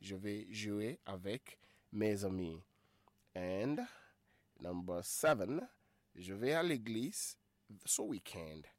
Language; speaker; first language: French; non-native, fluent; Igbo